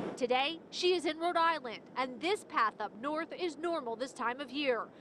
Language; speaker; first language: English; native; English